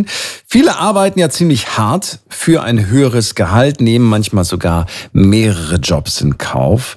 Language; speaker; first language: German; native; German